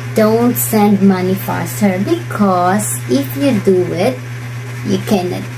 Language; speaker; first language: English; non-native, local second language; Cebuano